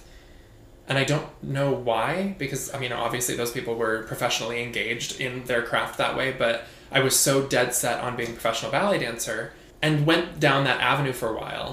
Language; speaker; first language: English; native; English